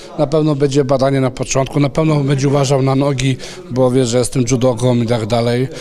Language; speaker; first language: Polish; non-native, fluent; Serbian